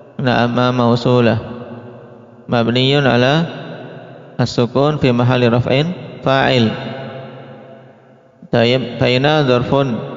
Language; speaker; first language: Arabic; non-native, fluent; Indonesian